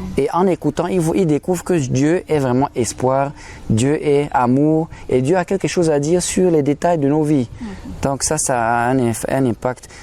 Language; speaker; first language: French; non-native, local second language; German